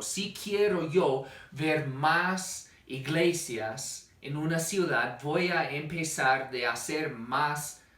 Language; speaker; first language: Spanish; non-native, fluent; English